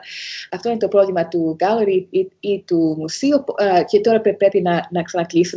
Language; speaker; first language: Greek; early bilingual, heritage; Greek